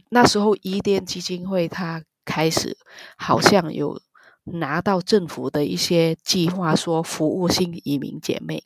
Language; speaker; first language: Chinese; non-native, fluent; Vietnamese